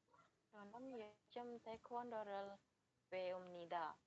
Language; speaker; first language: Korean; non-native, learner; Indonesian